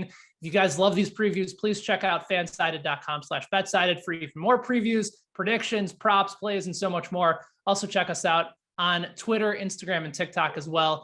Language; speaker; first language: English; native; English